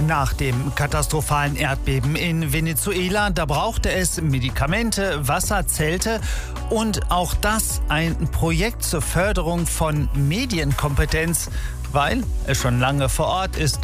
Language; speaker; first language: German; native; German